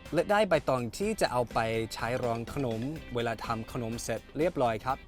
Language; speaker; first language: Thai; non-native, fluent; English